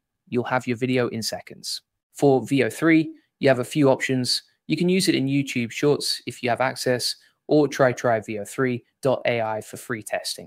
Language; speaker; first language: English; native; English